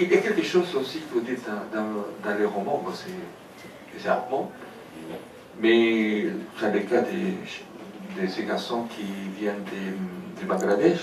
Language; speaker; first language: French; native; French